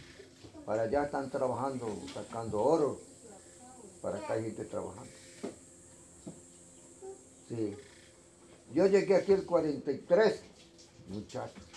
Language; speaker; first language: Spanish; non-native, local second language; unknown